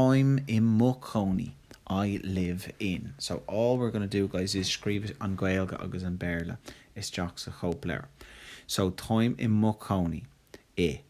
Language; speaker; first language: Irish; non-native, local second language; English